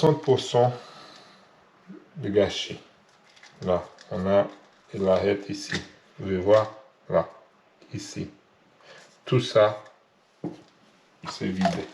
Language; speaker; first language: French; non-native, learner; Portuguese